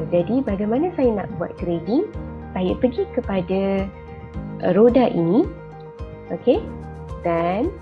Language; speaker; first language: Malay; native; Malay